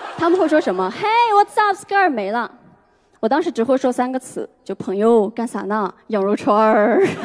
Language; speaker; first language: Chinese; non-native, local second language; Uyghur